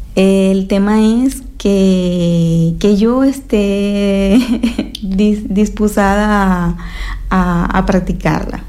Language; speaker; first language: Catalan; non-native, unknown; Spanish